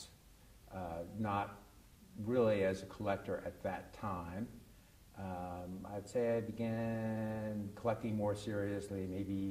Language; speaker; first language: English; native; English